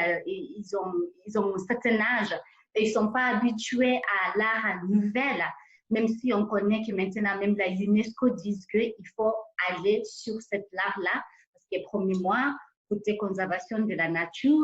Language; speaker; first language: French; non-native, fluent; English